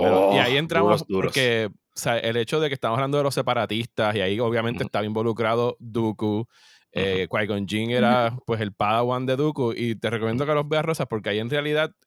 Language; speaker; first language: Spanish; native; Spanish